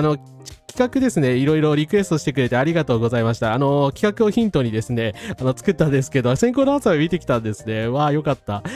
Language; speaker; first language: Japanese; native; Japanese